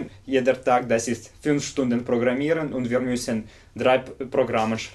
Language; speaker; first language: German; non-native, fluent; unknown